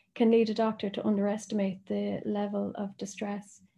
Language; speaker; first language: English; native; English